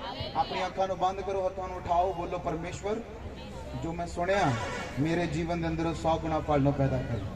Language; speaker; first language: Hindi; non-native, local second language; Punjabi